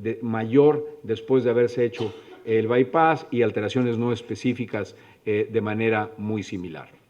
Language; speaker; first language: Spanish; native; Spanish